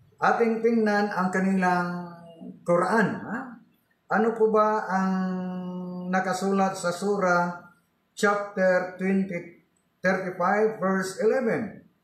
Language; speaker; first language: Filipino; non-native, local second language; Cebuano